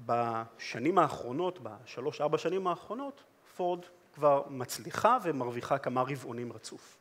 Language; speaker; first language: Hebrew; native; Hebrew